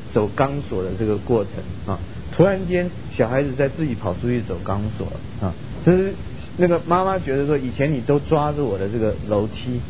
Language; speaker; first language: Chinese; early bilingual, other home language; Min Nan Chinese